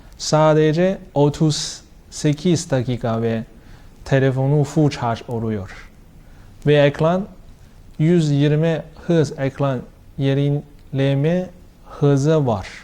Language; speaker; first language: Turkish; non-native, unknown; Chinese